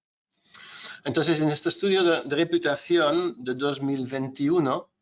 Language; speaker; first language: Spanish; non-native, fluent; Dutch